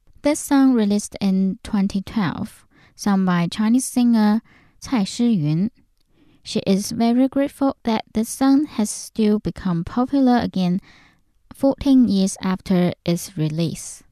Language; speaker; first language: English; non-native, fluent; Chinese